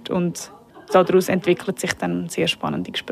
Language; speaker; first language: German; native; German